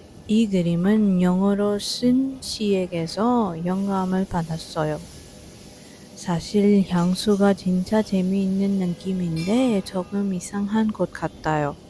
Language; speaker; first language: Korean; non-native, fluent; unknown